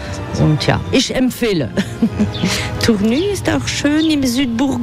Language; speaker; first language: German; non-native, learner; French